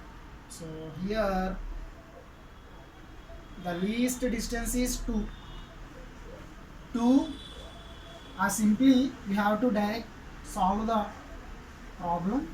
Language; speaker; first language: English; non-native, local second language; Telugu